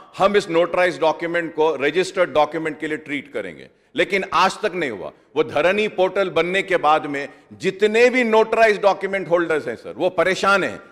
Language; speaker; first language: Hindi; non-native, local second language; Urdu